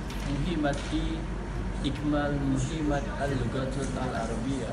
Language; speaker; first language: Arabic; non-native, learner; Malay